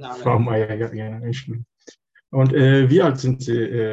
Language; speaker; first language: German; non-native, learner; Turkish